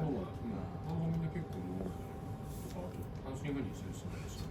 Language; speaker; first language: Japanese; native; Japanese